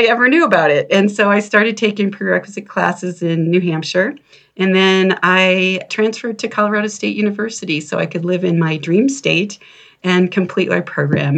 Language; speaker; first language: English; native; English